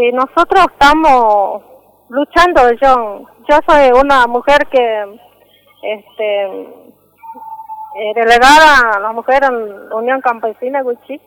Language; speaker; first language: Spanish; non-native, local second language; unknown